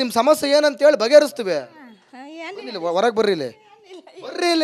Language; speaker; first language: Kannada; native; Kannada